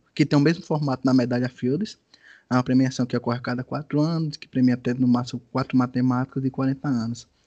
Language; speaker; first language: Portuguese; native; Portuguese